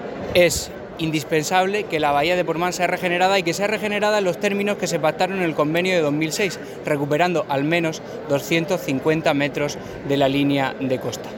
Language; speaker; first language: Spanish; native; Spanish